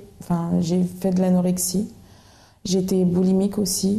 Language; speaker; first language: French; native; French